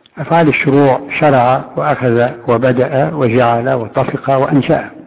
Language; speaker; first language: Arabic; native; Arabic